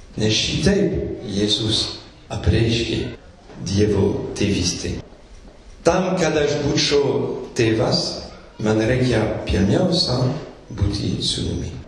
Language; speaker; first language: Lithuanian; non-native, fluent; French